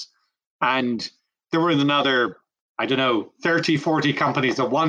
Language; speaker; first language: English; native; English